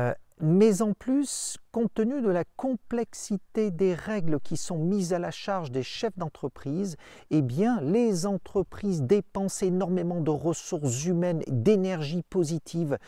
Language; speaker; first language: French; native; French